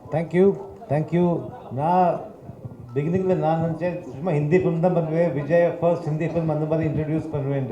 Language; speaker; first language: Tamil; early bilingual, heritage; Tamil